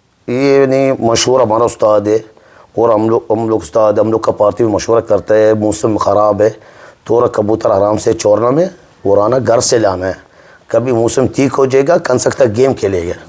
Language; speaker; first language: Hindi; non-native, learner; Arabic